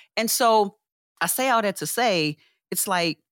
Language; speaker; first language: English; native; English